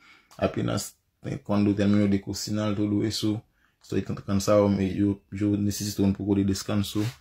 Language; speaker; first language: Spanish; non-native, fluent; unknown